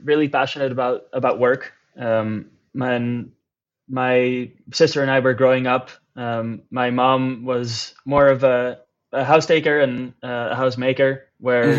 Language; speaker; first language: English; non-native, fluent; Dutch